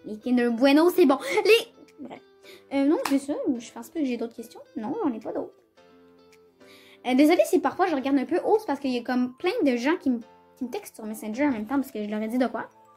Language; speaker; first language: French; native; French